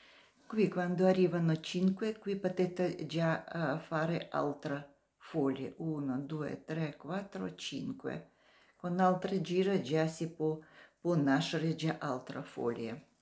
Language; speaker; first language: Italian; non-native, learner; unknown